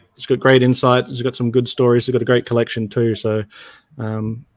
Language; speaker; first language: English; native; English